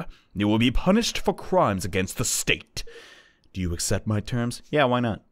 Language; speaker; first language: English; native; English